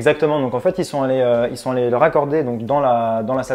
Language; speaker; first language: French; native; French